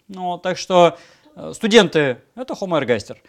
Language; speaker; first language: Russian; native; Russian